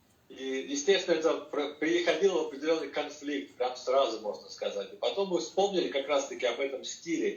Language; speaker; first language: Russian; native; Russian